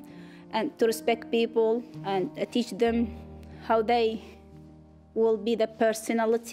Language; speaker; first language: English; non-native, learner; Arabic